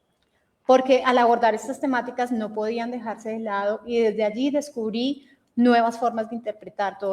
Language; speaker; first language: Spanish; native; Spanish